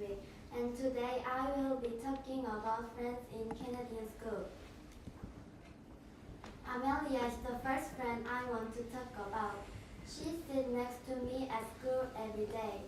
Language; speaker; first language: English; non-native, learner; Korean